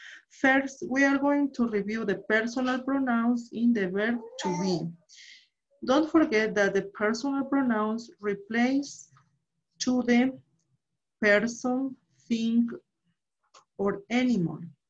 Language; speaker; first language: English; non-native, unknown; Spanish